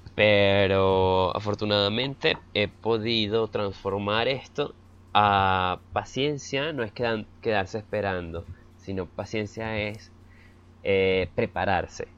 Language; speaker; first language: Spanish; native; Spanish